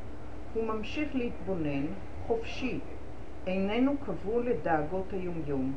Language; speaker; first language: Hebrew; native; Hebrew